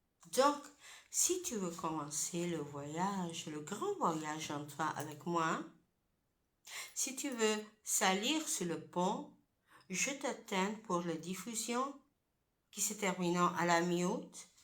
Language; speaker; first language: French; non-native, fluent; Italian